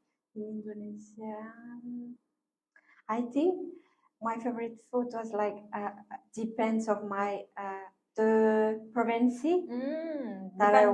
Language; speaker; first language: English; non-native, learner; Malagasy